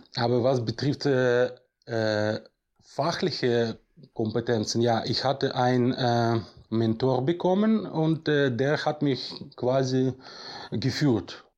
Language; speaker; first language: German; non-native, fluent; Russian